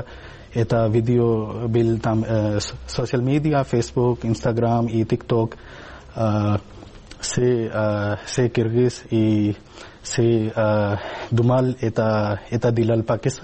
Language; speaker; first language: Russian; non-native, learner; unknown